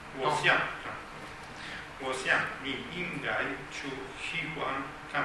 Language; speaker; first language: Chinese; non-native, learner; Italian